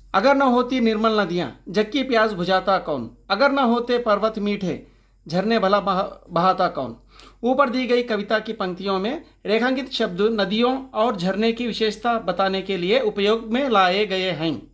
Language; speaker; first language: Hindi; non-native, local second language; Telugu